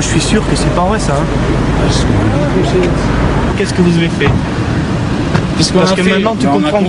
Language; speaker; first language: French; native; French